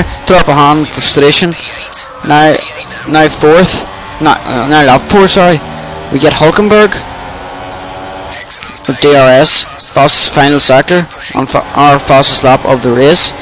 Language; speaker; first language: English; native; English